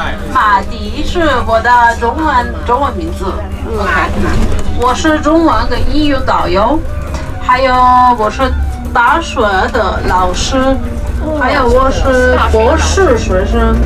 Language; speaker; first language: Chinese; non-native, learner; Persian